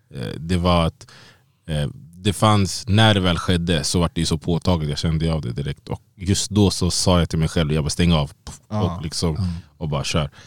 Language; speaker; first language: Swedish; native; Swedish